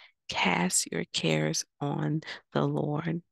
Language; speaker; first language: English; native; English